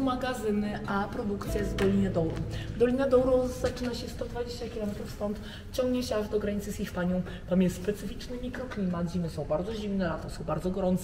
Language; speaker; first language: Polish; native; Polish